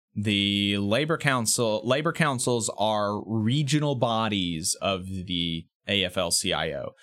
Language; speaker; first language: English; native; English